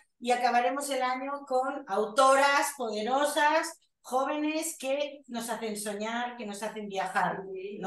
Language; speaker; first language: Spanish; native; Spanish